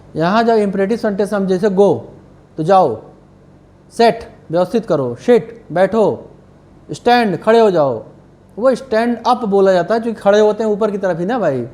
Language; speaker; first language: Hindi; native; Hindi